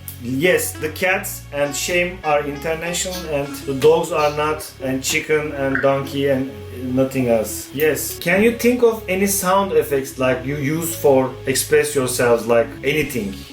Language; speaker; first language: English; non-native, fluent; Turkish